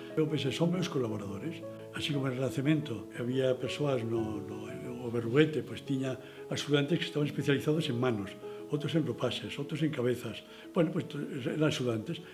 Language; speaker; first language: Galician; non-native, local second language; Spanish